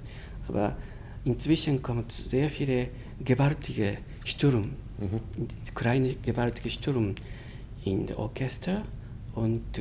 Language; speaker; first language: German; non-native, learner; Japanese